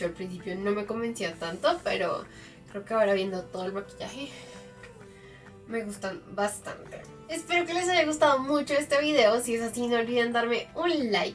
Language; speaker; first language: Spanish; native; Spanish